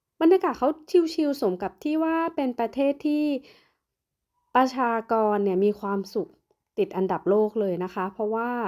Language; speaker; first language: Thai; native; Thai